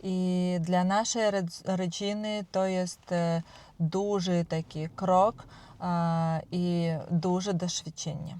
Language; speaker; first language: Polish; non-native, learner; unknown